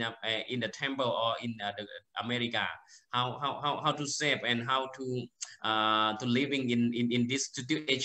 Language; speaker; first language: English; non-native, learner; Thai